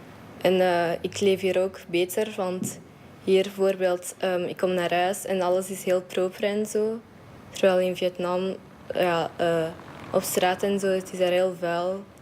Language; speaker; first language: Dutch; early bilingual, other home language; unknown